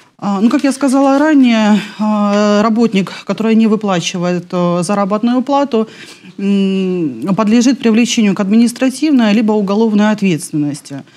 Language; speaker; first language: Russian; native; Russian